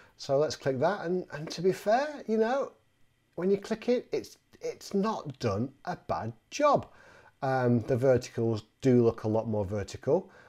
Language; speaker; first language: English; native; English